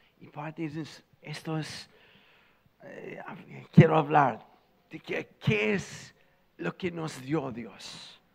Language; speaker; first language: Spanish; non-native, fluent; English